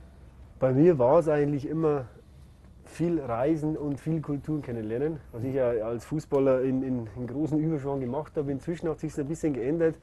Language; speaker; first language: German; native; German